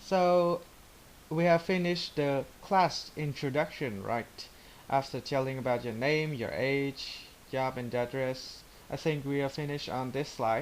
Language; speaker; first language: English; non-native, learner; Vietnamese